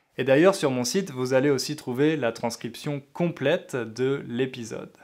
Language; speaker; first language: French; native; French